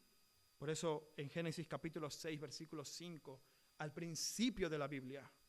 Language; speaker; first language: Spanish; native; Spanish